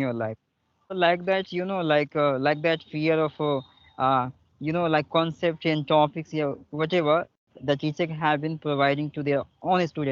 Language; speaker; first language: English; non-native, local second language; Hindi